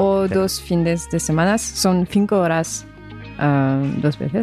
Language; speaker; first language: Spanish; non-native, fluent; French